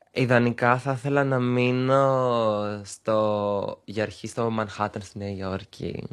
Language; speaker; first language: Greek; early bilingual, other home language; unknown